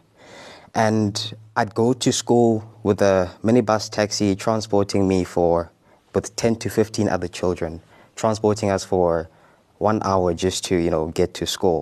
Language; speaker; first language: English; non-native, local second language; Zulu